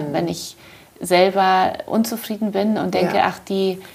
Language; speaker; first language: German; early bilingual, other home language; Polish